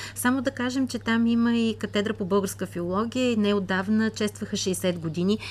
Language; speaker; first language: Bulgarian; native; Bulgarian